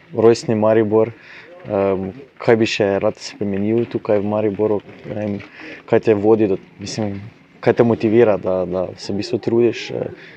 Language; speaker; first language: Slovenian; native; Slovenian